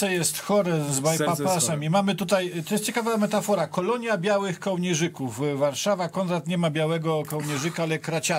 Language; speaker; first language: Polish; native; Polish